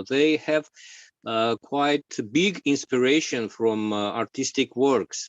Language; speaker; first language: English; non-native, learner; Georgian